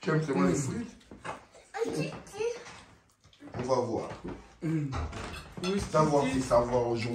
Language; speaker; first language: French; non-native, local second language; Lingala